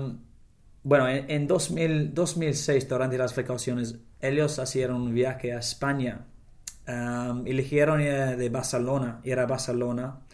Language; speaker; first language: Spanish; non-native, learner; English